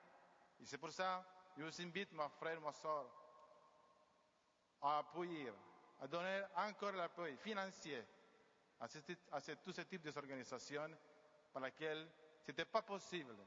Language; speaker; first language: French; non-native, learner; Spanish